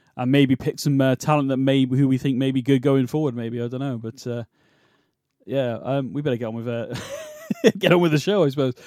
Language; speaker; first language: English; native; English